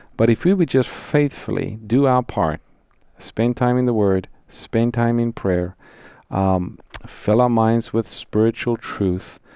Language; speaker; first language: English; native; English